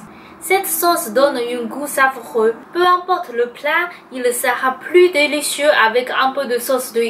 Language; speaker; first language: French; non-native, fluent; Chinese